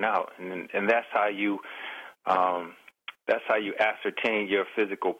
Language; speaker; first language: English; native; English